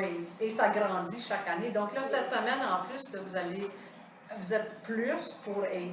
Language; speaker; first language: French; native; French